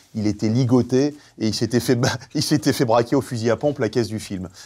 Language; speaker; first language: French; native; French